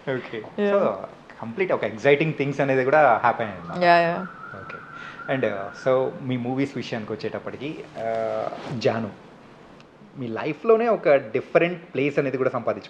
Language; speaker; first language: Telugu; native; Telugu